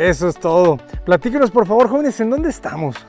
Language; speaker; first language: Spanish; native; Spanish